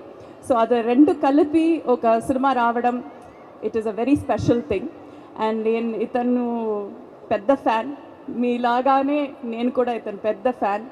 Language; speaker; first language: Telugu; non-native, fluent; Malayalam